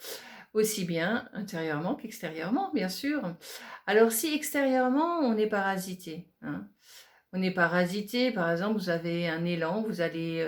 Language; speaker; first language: French; native; French